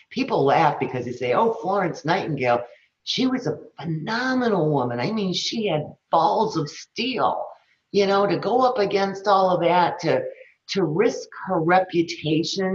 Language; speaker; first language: English; early bilingual, other home language; Spanish